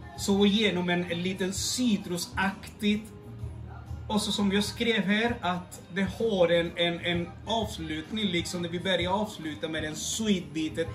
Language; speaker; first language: Swedish; non-native, fluent; Spanish